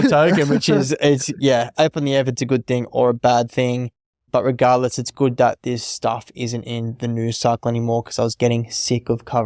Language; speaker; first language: English; native; English